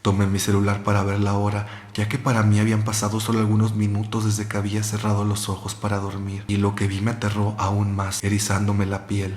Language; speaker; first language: Spanish; native; Spanish